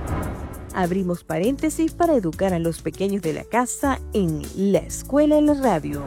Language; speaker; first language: Spanish; native; Spanish